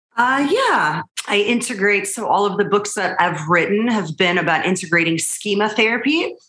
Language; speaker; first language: English; early bilingual, other home language; Hebrew